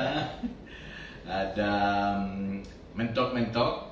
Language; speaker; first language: Indonesian; non-native, fluent; French